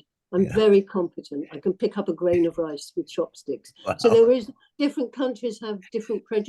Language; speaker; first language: English; native; English